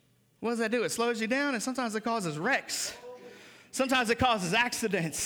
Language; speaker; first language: English; native; English